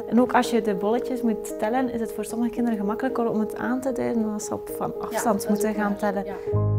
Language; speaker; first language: Dutch; native; Dutch